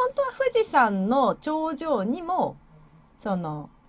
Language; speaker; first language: Japanese; native; Japanese